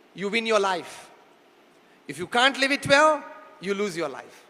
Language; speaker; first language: English; non-native, local second language; Gujarati